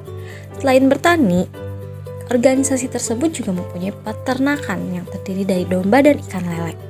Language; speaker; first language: Indonesian; native; Indonesian